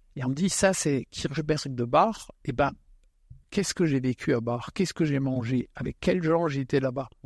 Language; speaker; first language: French; non-native, local second language; Swiss German